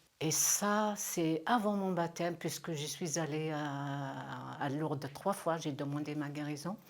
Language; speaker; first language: French; non-native, local second language; Kabyle